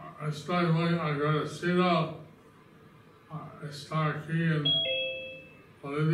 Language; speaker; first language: Spanish; non-native, learner; English